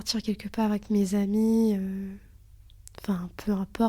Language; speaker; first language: French; early bilingual, other home language; Lithuanian